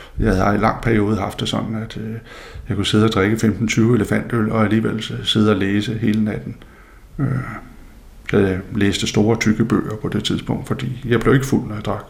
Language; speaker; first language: Danish; non-native, local second language; Faroese